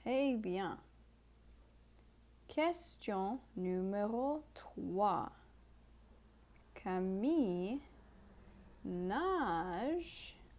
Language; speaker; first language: French; non-native, fluent; English